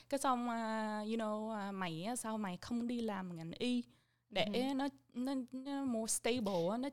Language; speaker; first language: Vietnamese; early bilingual, heritage; Vietnamese